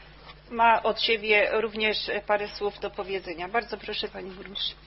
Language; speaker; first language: Polish; native; Polish